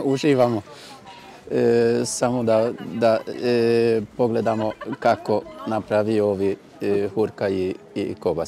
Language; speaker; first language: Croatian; non-native, local second language; Hungarian